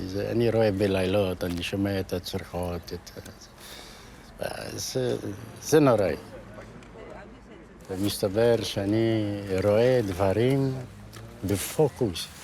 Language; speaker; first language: Hebrew; non-native, fluent; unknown